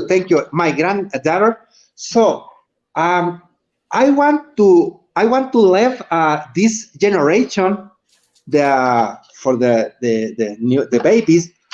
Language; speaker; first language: English; non-native, learner; Spanish